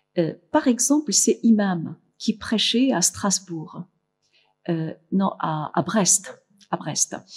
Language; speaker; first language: French; non-native, local second language; Arabic